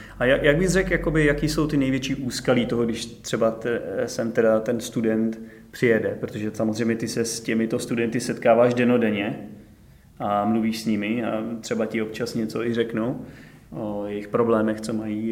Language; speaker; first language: Czech; native; Czech